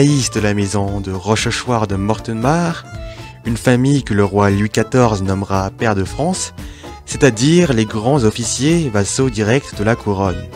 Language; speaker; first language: French; native; French